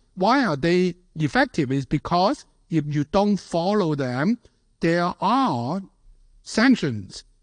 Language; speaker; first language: English; non-native, local second language; Cantonese